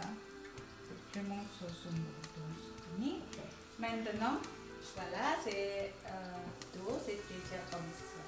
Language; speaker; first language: French; non-native, learner; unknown